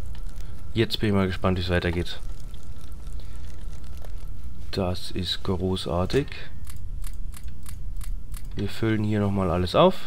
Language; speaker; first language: German; native; German